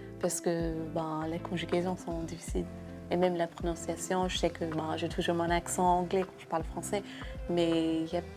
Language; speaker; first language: French; non-native, fluent; English